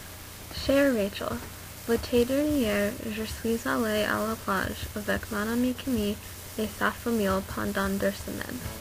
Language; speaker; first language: French; non-native, learner; English